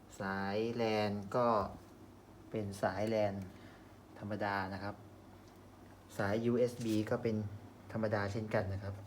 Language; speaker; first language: Thai; native; Thai